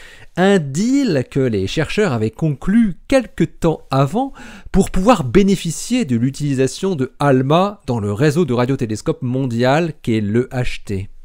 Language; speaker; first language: French; native; French